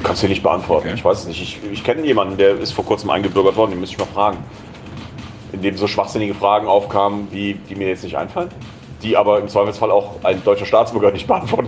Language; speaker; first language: German; native; German